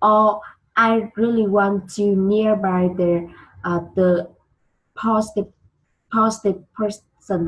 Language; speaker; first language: English; non-native, learner; Vietnamese